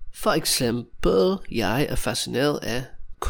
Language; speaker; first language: Danish; non-native, fluent; English